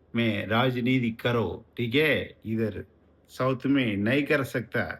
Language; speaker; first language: Hindi; non-native, local second language; Tamil